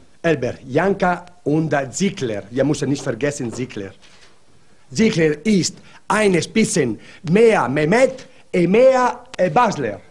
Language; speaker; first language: German; non-native, learner; Italian